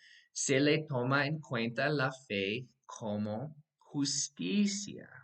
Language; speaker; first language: Spanish; non-native, fluent; English